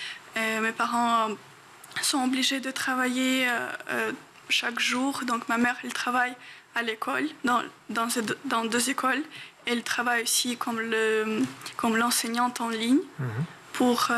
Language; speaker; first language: French; non-native, fluent; Ukrainian